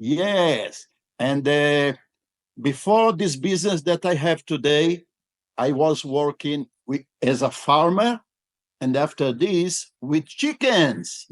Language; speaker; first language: English; non-native, fluent; Portuguese